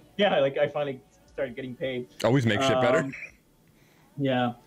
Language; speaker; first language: English; non-native, fluent; Hebrew